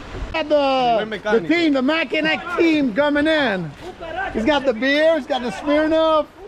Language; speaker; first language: English; non-native, local second language; French